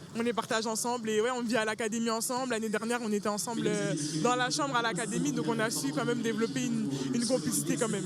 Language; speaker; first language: French; early bilingual, other home language; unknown